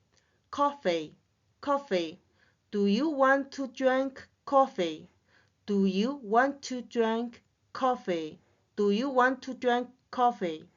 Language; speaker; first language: English; non-native, learner; Chinese